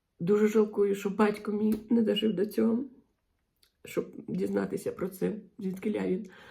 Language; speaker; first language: Ukrainian; non-native, local second language; Russian